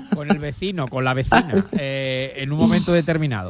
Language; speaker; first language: Spanish; native; Spanish